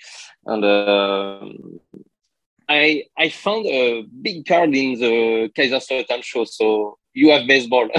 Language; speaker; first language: English; non-native, learner; French